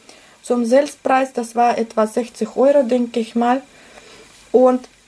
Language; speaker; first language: German; non-native, fluent; Russian